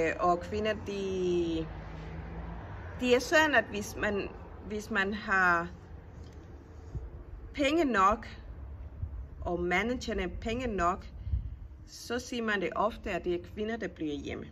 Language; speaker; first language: Danish; non-native, fluent; Spanish